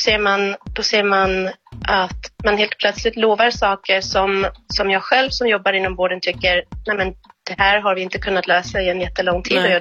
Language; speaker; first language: Swedish; non-native, fluent; German